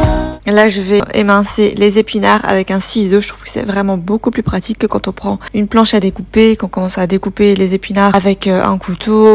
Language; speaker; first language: French; native; French